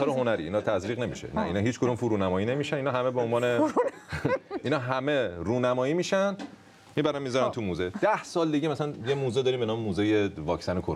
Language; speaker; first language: Persian; native; Persian